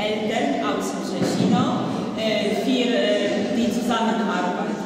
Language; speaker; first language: German; non-native, learner; Polish